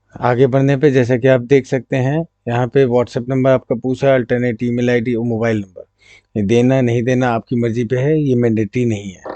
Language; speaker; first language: Hindi; native; Hindi